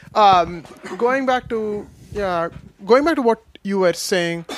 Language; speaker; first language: English; non-native, local second language; Kashmiri